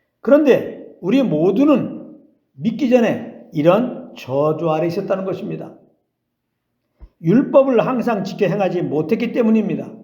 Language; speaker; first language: Korean; native; Korean